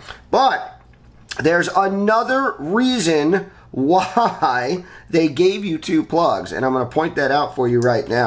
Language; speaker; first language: English; native; English